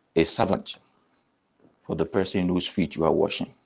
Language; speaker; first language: English; non-native, local second language; Yoruba